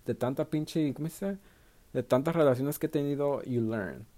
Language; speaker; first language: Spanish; early bilingual, heritage; Spanish